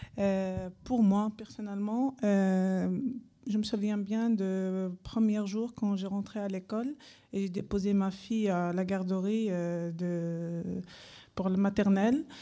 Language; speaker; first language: French; non-native, learner; Arabic